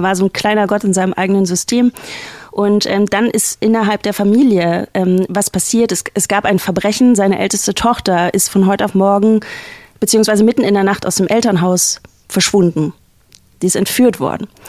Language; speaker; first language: German; native; German